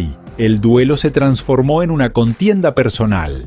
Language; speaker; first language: Spanish; native; Spanish